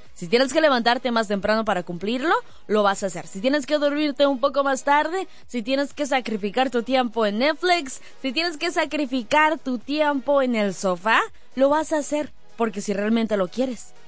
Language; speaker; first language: Spanish; early bilingual, heritage; Spanish